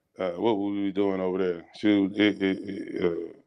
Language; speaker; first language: English; native; English